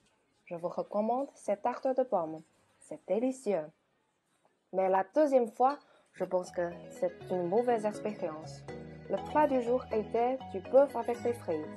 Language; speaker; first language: French; non-native, learner; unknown